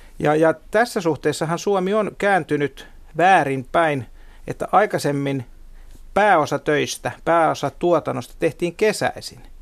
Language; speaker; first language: Finnish; native; Finnish